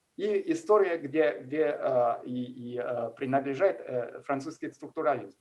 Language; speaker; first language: Russian; non-native, fluent; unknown